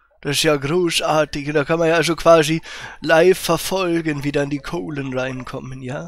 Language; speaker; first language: German; native; German